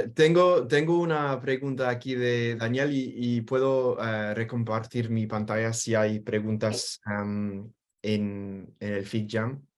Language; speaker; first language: Spanish; non-native, fluent; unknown